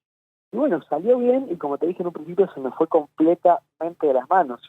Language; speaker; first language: Spanish; native; Spanish